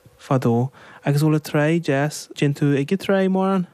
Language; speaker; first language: Irish; native; Irish